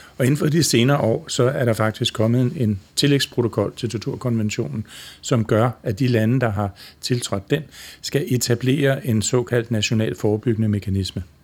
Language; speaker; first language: Danish; native; Danish